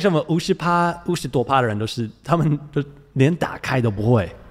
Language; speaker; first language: Chinese; non-native, fluent; English